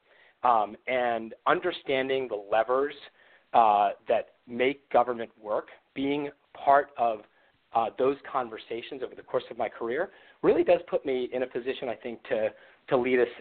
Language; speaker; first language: English; native; English